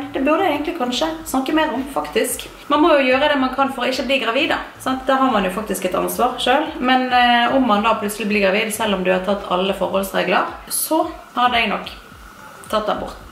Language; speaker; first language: Norwegian; native; Norwegian